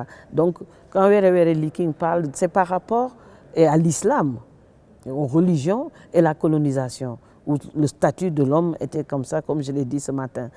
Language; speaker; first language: French; non-native, local second language; Wolof